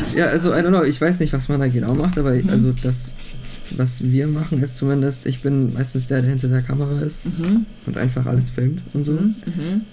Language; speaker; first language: German; native; German